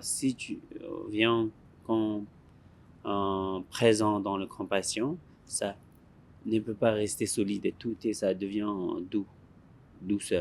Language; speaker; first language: French; non-native, learner; Tibetan